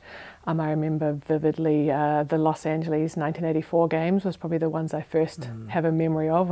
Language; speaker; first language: English; native; English